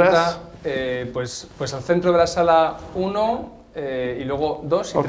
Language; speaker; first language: Spanish; native; Spanish